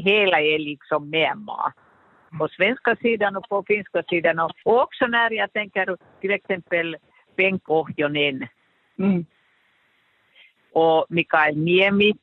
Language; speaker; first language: Swedish; non-native, local second language; Finnish